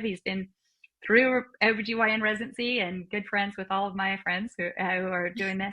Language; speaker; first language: English; native; English